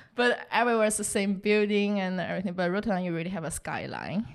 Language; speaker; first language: English; non-native, fluent; Chinese